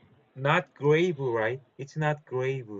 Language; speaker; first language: English; non-native, learner; Korean